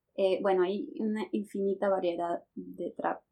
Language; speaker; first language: Spanish; native; Spanish